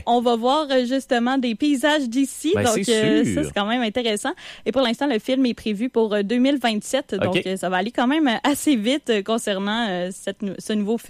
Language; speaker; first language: French; native; French